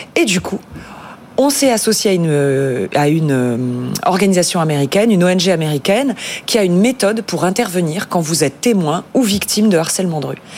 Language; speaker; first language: French; native; French